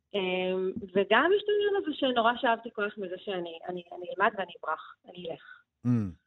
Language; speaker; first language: Hebrew; early bilingual, other home language; Russian